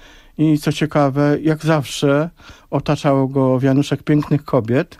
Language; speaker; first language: Polish; native; Polish